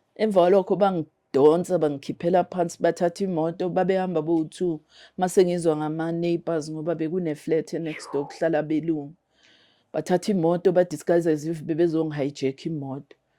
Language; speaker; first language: Zulu; native; Zulu